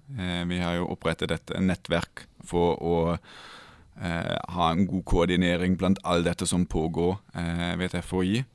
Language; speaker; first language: Norwegian; non-native, fluent; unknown